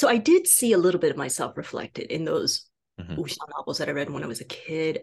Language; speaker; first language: English; non-native, fluent; Chinese